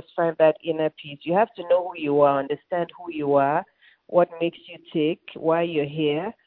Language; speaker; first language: English; non-native, local second language; Yoruba